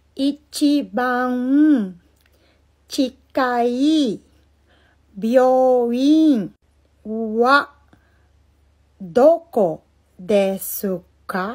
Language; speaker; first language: Japanese; non-native, fluent; Filipino